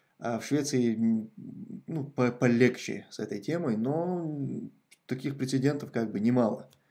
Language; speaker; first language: Russian; non-native, local second language; Chechen